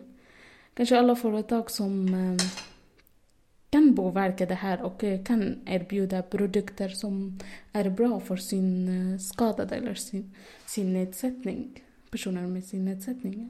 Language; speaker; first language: Swedish; non-native, fluent; Arabic